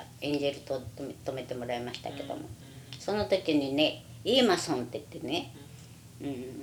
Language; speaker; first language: Japanese; native; Japanese